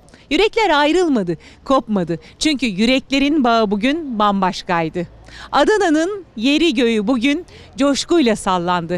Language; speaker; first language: Turkish; native; Turkish